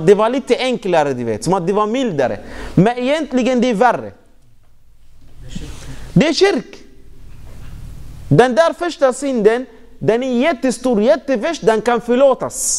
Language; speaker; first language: Swedish; non-native, fluent; Arabic